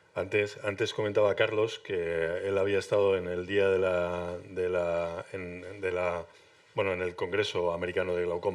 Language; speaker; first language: Spanish; native; Spanish